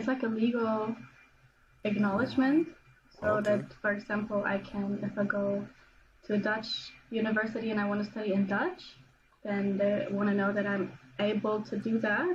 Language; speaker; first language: English; non-native, fluent; German